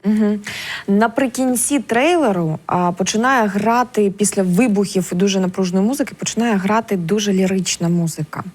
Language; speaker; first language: Ukrainian; native; Ukrainian